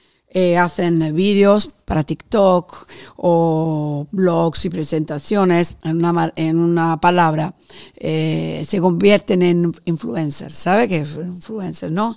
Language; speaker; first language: Spanish; non-native, fluent; Italian